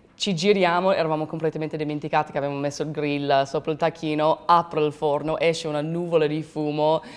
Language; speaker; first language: Italian; non-native, fluent; English